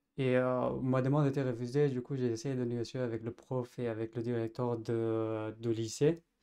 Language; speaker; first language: French; non-native, fluent; Persian